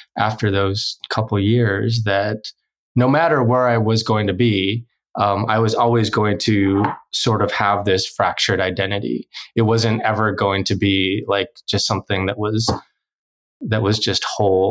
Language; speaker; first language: English; early bilingual, other home language; Korean